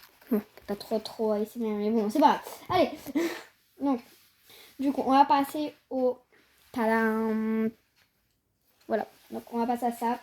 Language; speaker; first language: French; native; French